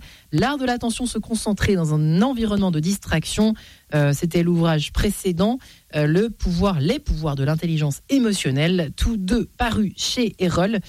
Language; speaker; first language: French; native; French